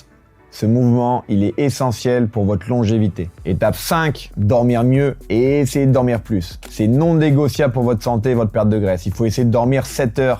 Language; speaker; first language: French; native; French